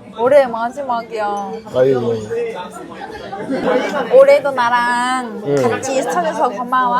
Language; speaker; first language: Korean; non-native, learner; Japanese